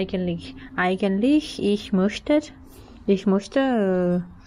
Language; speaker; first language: German; non-native, learner; Thai